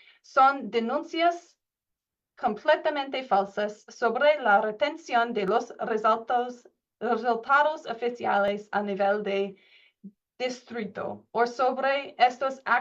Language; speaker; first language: Spanish; non-native, learner; English